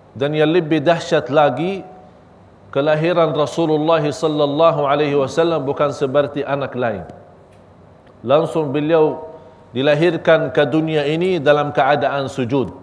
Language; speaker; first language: Malay; non-native, fluent; Arabic